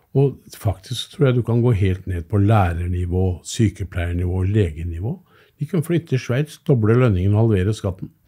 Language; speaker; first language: Norwegian; native; Norwegian